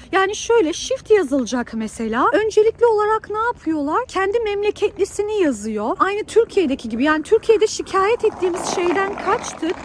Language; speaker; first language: Turkish; native; Turkish